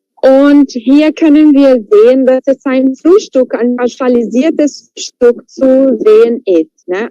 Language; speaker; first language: German; non-native, fluent; Portuguese